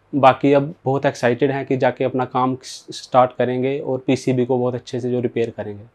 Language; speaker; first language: Hindi; native; Hindi